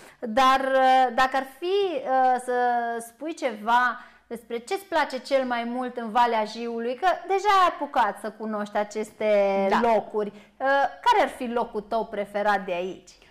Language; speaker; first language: Romanian; native; Romanian